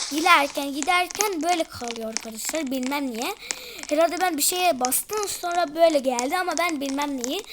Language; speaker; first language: Turkish; early bilingual, heritage; Turkish